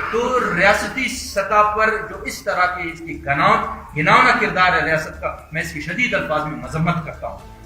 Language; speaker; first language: Urdu; non-native, local second language; Baluchi